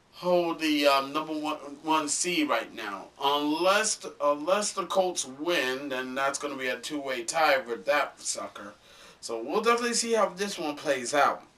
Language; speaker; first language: English; native; English